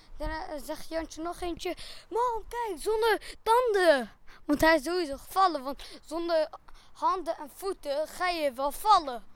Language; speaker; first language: Dutch; early bilingual, other home language; Persian